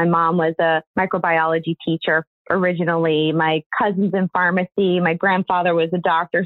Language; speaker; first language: English; native; English